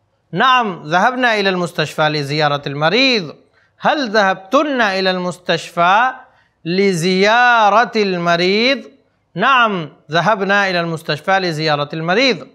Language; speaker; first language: Arabic; non-native, fluent; Urdu